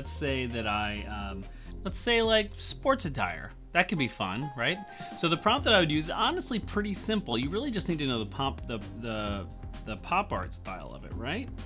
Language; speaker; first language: English; native; English